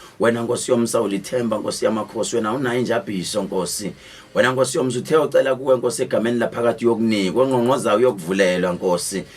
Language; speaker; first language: Zulu; native; Zulu